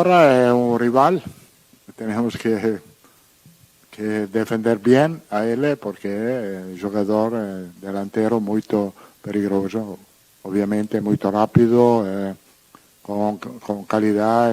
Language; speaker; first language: Spanish; non-native, learner; Portuguese